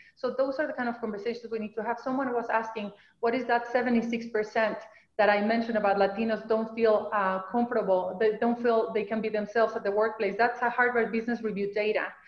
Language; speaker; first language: English; non-native, fluent; Spanish